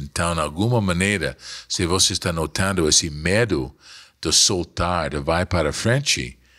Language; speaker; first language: Portuguese; non-native, fluent; English